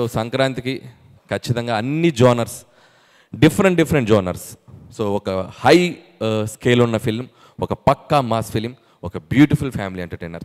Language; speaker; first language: Telugu; native; Telugu